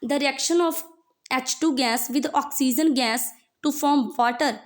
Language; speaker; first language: English; non-native, local second language; Punjabi